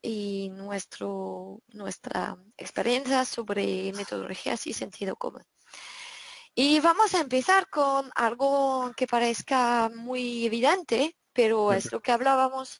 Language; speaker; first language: Spanish; non-native, fluent; French